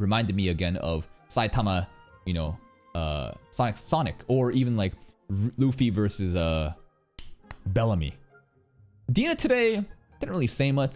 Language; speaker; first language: English; native; English